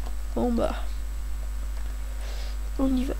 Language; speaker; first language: French; native; French